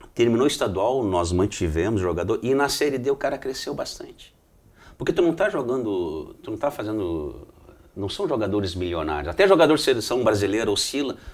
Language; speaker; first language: Portuguese; native; Portuguese